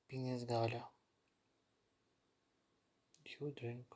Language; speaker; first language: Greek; non-native, learner; Ukrainian